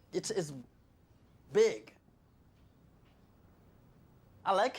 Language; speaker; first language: English; non-native, learner; Chinese